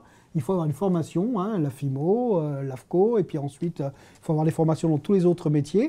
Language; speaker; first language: French; native; French